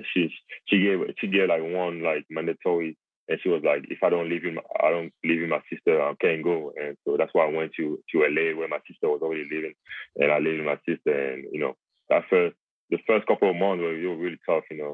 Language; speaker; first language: English; non-native, local second language; French